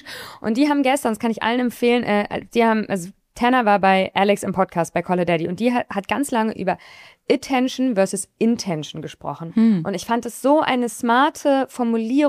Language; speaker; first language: German; native; German